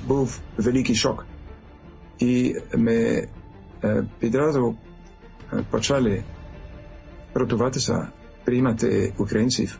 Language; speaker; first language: Ukrainian; non-native, learner; French